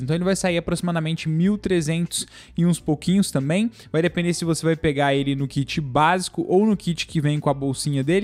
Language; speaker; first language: Portuguese; native; Portuguese